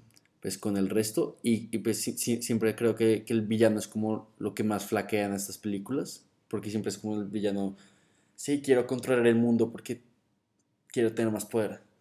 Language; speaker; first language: Spanish; native; Spanish